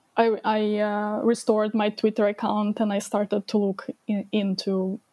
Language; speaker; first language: English; non-native, fluent; Ukrainian